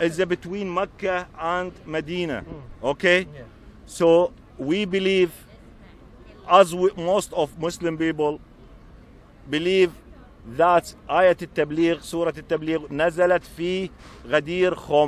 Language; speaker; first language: English; non-native, learner; Arabic